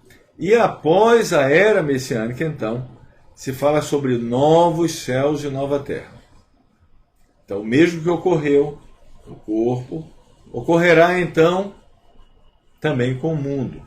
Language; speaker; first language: Portuguese; native; Portuguese